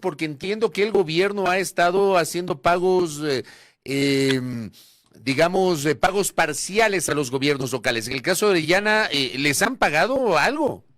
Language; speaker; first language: Spanish; native; Spanish